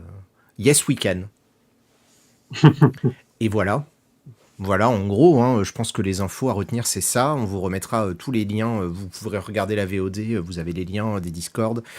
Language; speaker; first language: French; native; French